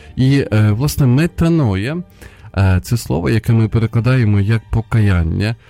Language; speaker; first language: Ukrainian; non-native, local second language; Russian